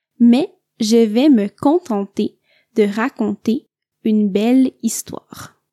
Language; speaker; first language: French; native; French